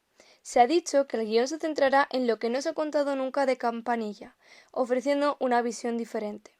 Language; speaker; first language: Spanish; native; Spanish